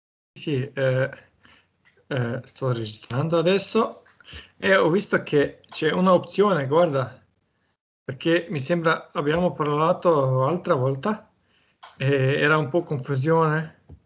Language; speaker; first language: Italian; non-native, learner; Slovenian